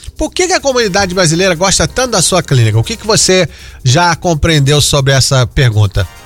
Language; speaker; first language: Portuguese; native; Portuguese